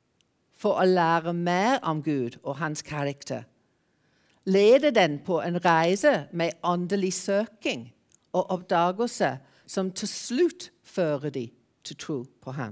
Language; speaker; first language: Norwegian; non-native, fluent; English